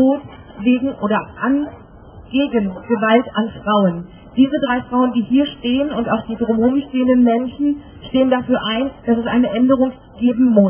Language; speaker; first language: German; native; German